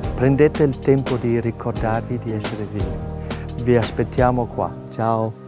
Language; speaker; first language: Italian; non-native, fluent; Danish